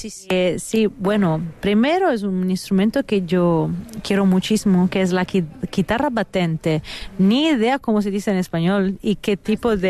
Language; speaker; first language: Spanish; non-native, fluent; Italian